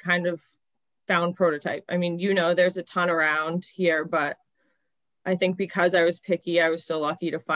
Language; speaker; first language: English; native; English